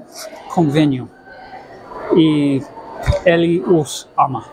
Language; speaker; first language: Portuguese; non-native, fluent; English